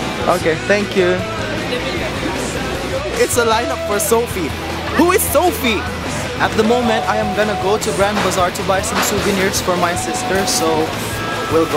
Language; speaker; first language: English; non-native, local second language; Filipino